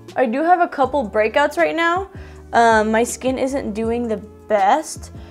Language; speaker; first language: English; native; English